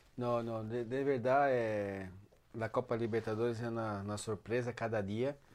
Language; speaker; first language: Spanish; non-native, fluent; Portuguese